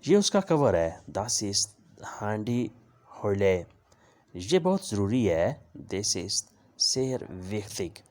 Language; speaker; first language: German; non-native, learner; Urdu